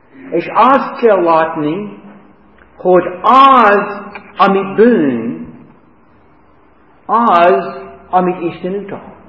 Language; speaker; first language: Hungarian; non-native, fluent; English